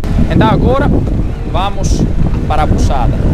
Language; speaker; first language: Portuguese; non-native, learner; Greek